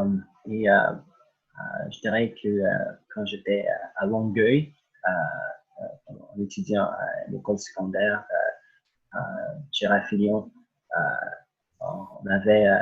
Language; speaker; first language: French; early bilingual, other home language; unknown